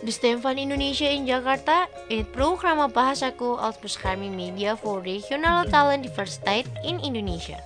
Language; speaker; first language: Dutch; non-native, learner; Indonesian